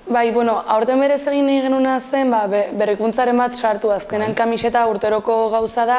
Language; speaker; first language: Basque; native; Basque